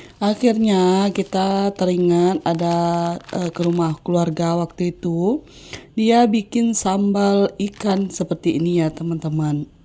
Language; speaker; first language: Indonesian; native; Indonesian